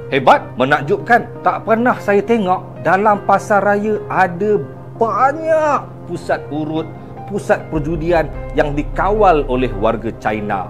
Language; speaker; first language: Malay; native; Malay